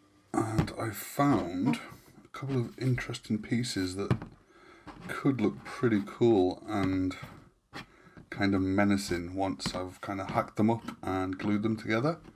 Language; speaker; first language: English; native; English